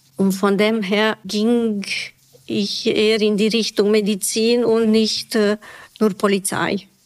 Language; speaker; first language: German; non-native, fluent; Romanian